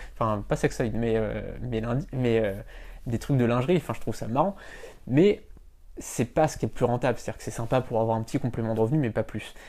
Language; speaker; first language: French; native; French